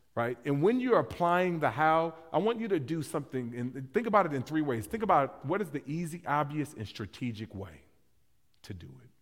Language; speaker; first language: English; native; English